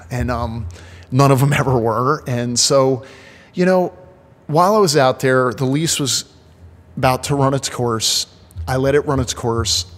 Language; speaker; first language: English; native; English